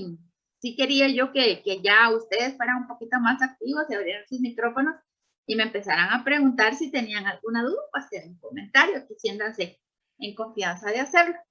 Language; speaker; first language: Spanish; native; Spanish